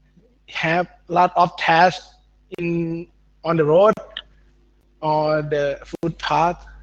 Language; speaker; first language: English; non-native, learner; Thai